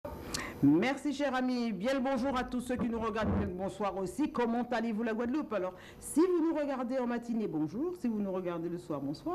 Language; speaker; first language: French; native; French